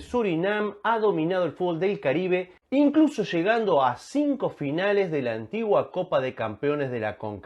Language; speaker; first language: Spanish; native; Spanish